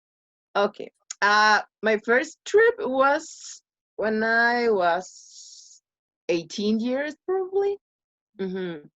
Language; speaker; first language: English; non-native, learner; Spanish